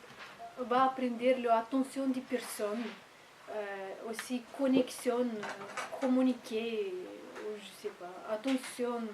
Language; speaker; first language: French; non-native, learner; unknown